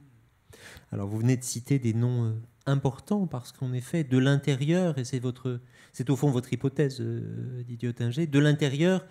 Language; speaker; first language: French; native; French